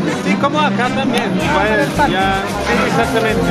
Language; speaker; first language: Spanish; non-native, fluent; German